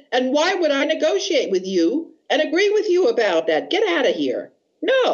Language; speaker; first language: English; native; English